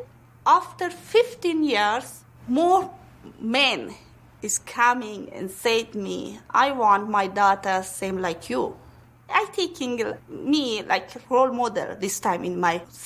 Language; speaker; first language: English; non-native, learner; Pashto